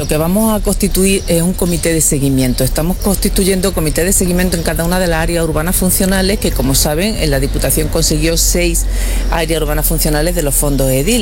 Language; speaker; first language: Spanish; native; Spanish